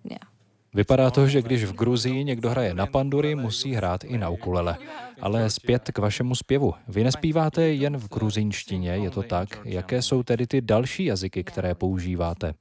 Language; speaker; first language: Czech; native; Czech